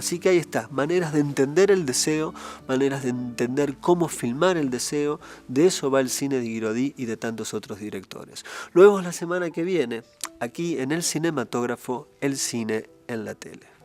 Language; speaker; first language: Spanish; native; Spanish